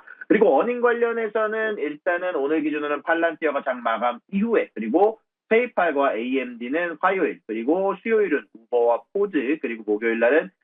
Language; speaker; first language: Korean; native; Korean